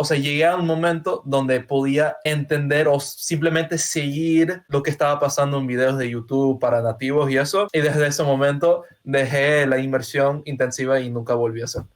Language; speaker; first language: Spanish; non-native, fluent; English